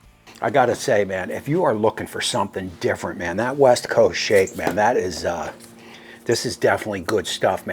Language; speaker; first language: English; native; English